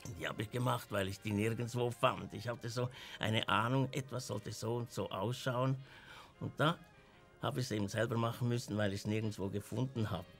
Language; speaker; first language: German; native; German